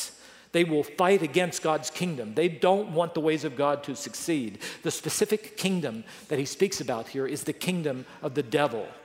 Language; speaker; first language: English; native; English